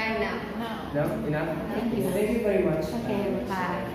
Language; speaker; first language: English; non-native, learner; Indonesian